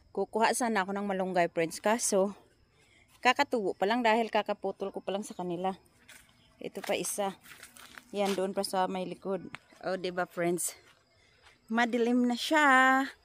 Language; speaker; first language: Filipino; non-native, local second language; Masbatenyo